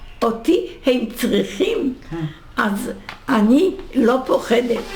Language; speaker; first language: Hebrew; non-native, fluent; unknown